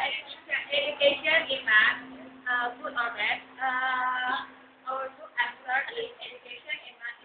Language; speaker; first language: English; non-native, learner; Indonesian